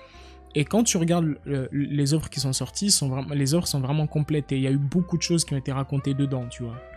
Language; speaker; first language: French; native; French